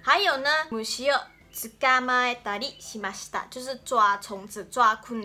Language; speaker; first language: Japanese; non-native, fluent; Chinese